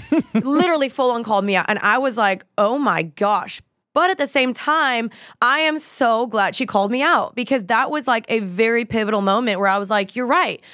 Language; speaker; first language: English; native; English